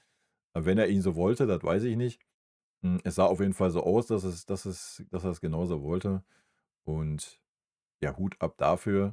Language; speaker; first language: German; native; German